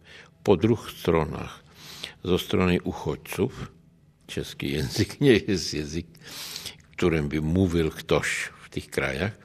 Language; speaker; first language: Polish; non-native, learner; Czech